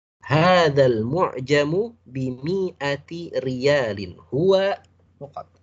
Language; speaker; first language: Arabic; non-native, fluent; Indonesian